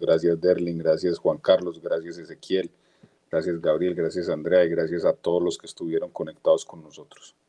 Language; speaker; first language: Spanish; native; Spanish